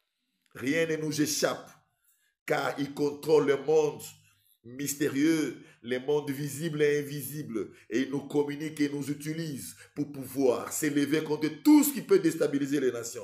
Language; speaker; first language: French; non-native, local second language; Lingala